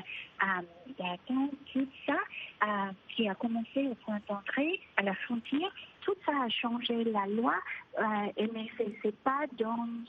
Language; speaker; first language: French; non-native, fluent; Spanish